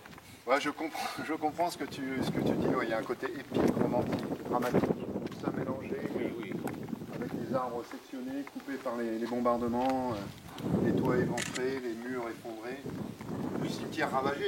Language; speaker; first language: French; native; French